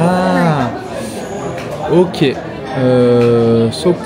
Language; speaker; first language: Japanese; non-native, learner; French